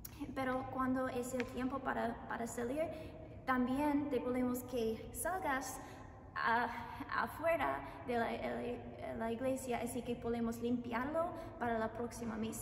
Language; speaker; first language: Spanish; non-native, learner; English